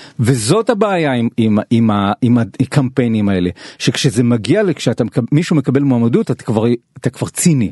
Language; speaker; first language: Hebrew; native; Hebrew